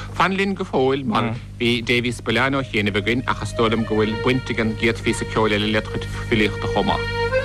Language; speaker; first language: Irish; native; Irish